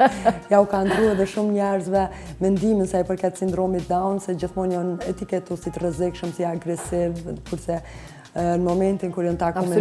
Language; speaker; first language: Albanian; native; Albanian